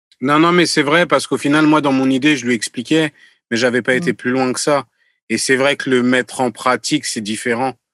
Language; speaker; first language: French; native; French